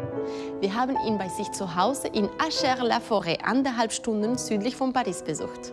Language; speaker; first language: German; non-native, fluent; Spanish